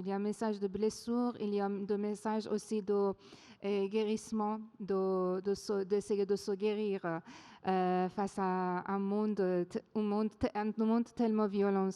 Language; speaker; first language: French; non-native, fluent; Persian